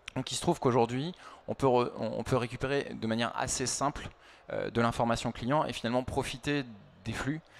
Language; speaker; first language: French; native; French